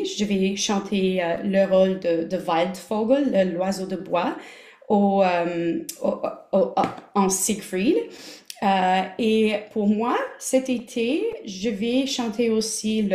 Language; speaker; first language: French; non-native, local second language; English